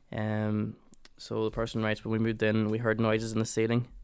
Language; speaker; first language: English; native; English